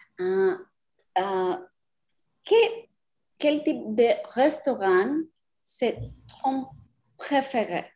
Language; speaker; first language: French; non-native, learner; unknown